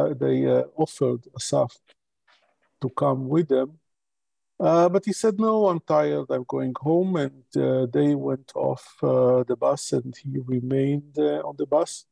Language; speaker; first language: English; non-native, local second language; Hebrew